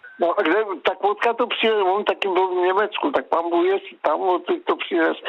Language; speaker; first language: Czech; native; Czech